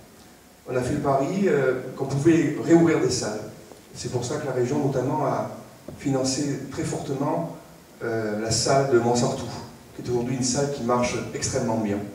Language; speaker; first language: French; native; French